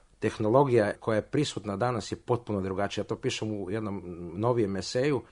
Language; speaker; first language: Croatian; native; Croatian